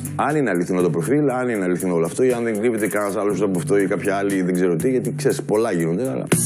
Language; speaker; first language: Greek; early bilingual, heritage; Greek